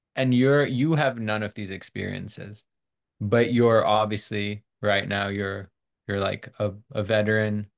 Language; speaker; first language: English; non-native, local second language; Urdu